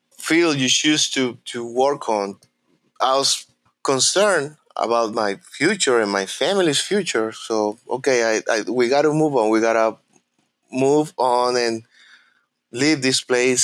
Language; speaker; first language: English; non-native, fluent; Spanish